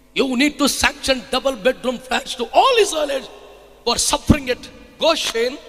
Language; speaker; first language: English; non-native, local second language; Telugu